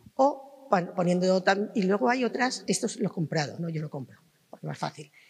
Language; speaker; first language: Spanish; native; Spanish